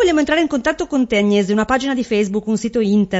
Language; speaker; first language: Italian; native; Italian